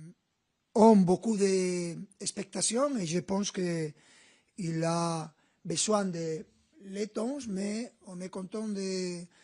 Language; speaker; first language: French; non-native, fluent; Spanish